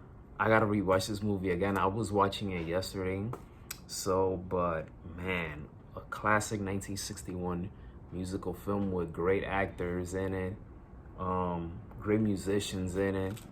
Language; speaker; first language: English; native; English